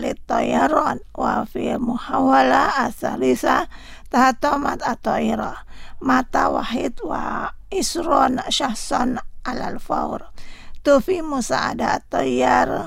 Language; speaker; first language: Arabic; non-native, fluent; Indonesian